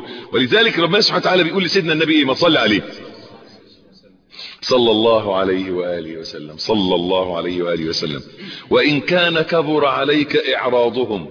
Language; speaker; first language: Arabic; native; Arabic